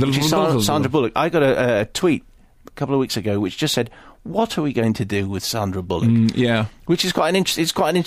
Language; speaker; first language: English; native; English